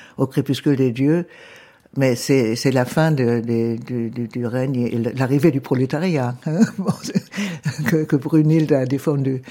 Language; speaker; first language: French; non-native, fluent; German